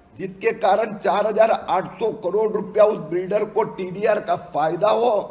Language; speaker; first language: Hindi; non-native, local second language; Gujarati